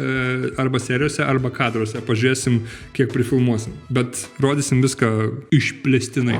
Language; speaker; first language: Lithuanian; native; Lithuanian